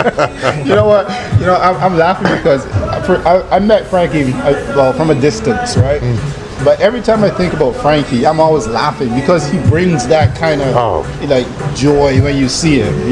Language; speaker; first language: English; native; English